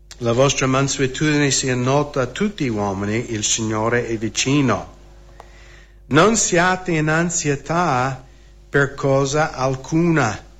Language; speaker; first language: Italian; non-native, fluent; English